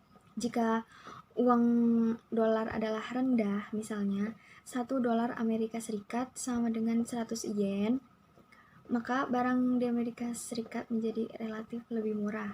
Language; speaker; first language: Indonesian; native; Indonesian